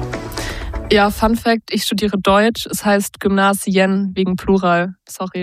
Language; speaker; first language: German; native; German